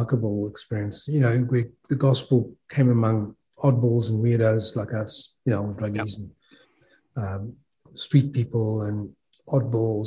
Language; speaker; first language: English; native; English